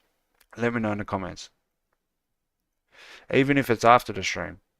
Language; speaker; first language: English; native; English